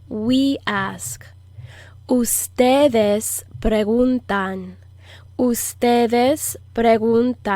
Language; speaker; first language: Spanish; non-native, fluent; English